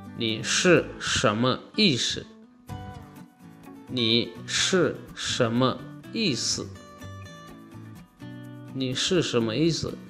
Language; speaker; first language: Chinese; non-native, fluent; Lao